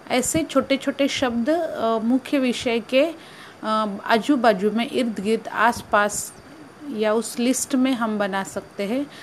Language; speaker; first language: Hindi; non-native, local second language; Marathi